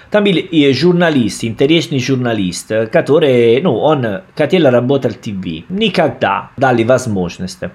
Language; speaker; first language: Russian; non-native, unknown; Italian